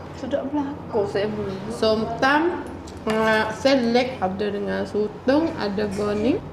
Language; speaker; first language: Malay; native; Malay